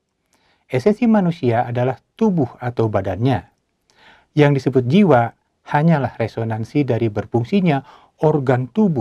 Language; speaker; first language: Indonesian; native; Indonesian